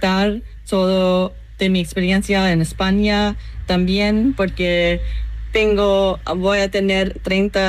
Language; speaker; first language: Spanish; non-native, learner; English